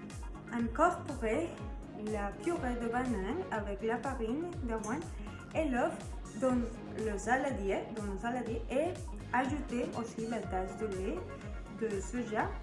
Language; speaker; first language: French; non-native, learner; Spanish